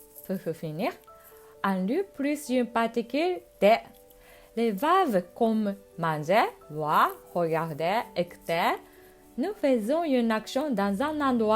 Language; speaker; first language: French; non-native, fluent; Japanese